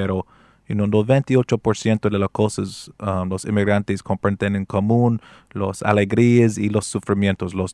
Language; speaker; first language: Spanish; non-native, fluent; English